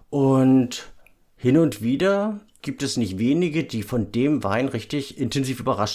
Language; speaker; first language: German; native; German